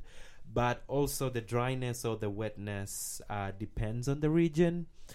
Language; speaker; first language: English; non-native, local second language; Swahili